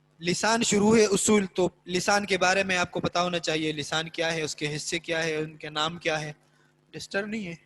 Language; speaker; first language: Urdu; native; Urdu